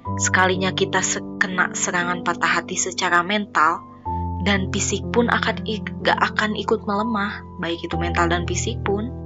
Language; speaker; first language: Indonesian; non-native, local second language; Sundanese